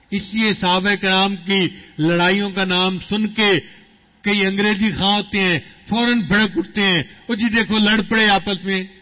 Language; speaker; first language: Urdu; non-native, local second language; Punjabi